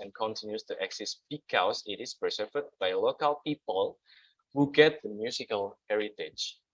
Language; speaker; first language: English; non-native, learner; Indonesian